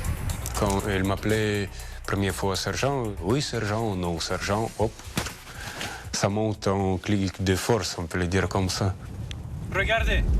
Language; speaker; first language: French; non-native, learner; Russian